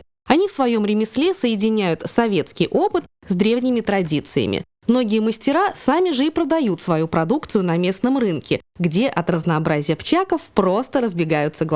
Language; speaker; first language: Russian; native; Russian